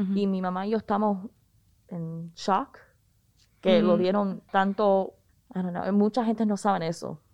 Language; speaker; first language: Spanish; early bilingual, heritage; Spanish